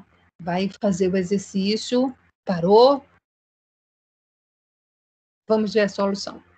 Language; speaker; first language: Portuguese; native; Portuguese